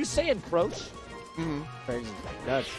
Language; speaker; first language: English; native; English